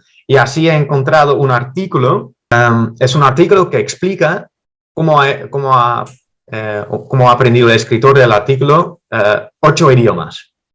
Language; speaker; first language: Spanish; non-native, fluent; Dutch